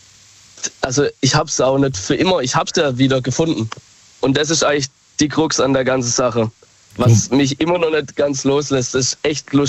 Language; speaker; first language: German; native; German